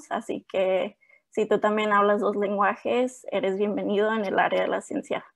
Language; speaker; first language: Spanish; non-native, local second language; English